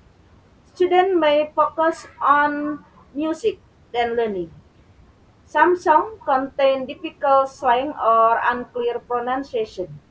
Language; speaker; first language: English; non-native, learner; Indonesian